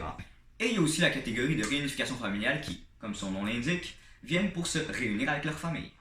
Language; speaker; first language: French; native; French